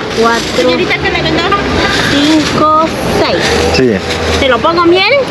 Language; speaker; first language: Spanish; native; Spanish